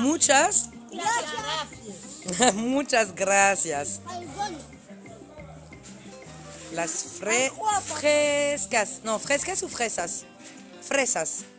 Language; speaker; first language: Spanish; non-native, learner; French